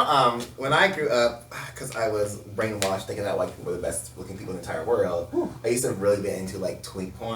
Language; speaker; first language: English; native; English